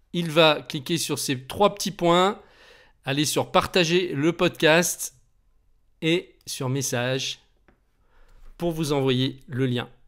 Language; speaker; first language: French; native; French